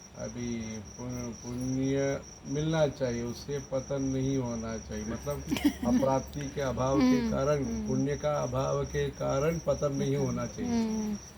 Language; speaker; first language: Hindi; non-native, local second language; Tamil